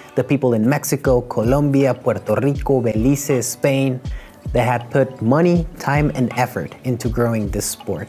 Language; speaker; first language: English; non-native, fluent; Spanish